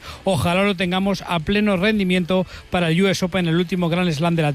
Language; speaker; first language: Spanish; native; Spanish